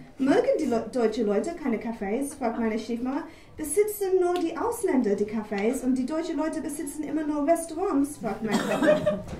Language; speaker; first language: German; non-native, fluent; English